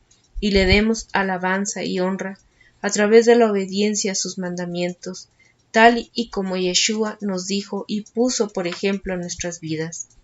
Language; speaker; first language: Spanish; native; Spanish